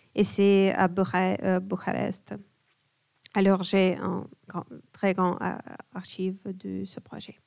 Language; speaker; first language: French; non-native, fluent; Ukrainian